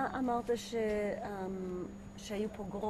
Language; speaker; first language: Hebrew; native; Hebrew